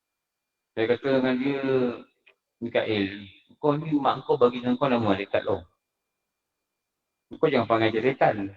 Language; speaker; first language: Malay; native; Malay